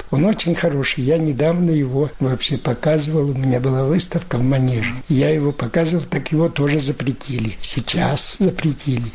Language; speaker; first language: Russian; native; Russian